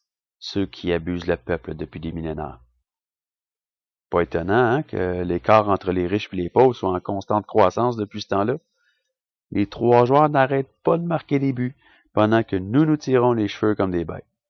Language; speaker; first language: French; native; French